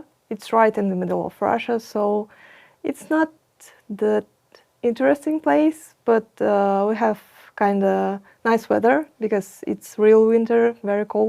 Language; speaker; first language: English; non-native, fluent; Russian